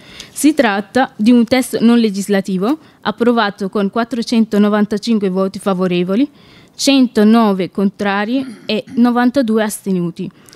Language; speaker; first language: Italian; non-native, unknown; Wolof